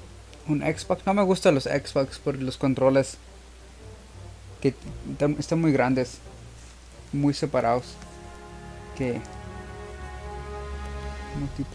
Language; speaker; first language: Spanish; early bilingual, heritage; Spanish